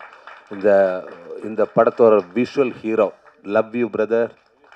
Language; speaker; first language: Tamil; non-native, learner; Malayalam